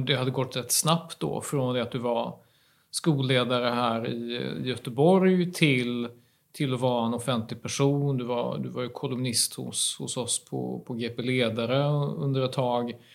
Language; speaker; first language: Swedish; native; Swedish